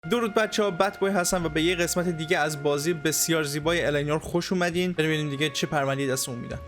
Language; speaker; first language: Persian; native; Persian